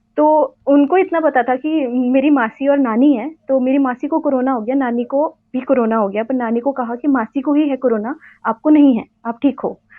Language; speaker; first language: Hindi; native; Hindi